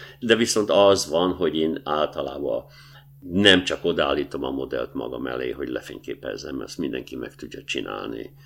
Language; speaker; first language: Hungarian; native; Hungarian